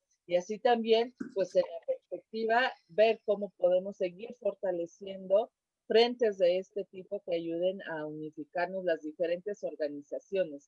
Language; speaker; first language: Spanish; native; Spanish